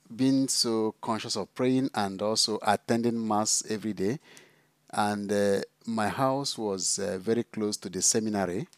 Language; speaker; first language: English; non-native, local second language; Igbo